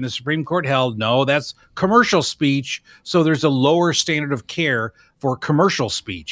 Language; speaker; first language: English; native; English